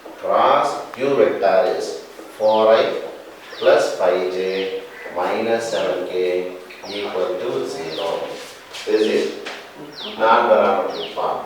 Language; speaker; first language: English; non-native, local second language; Tamil